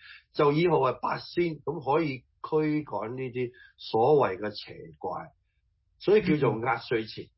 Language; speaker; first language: Chinese; early bilingual, heritage; Cantonese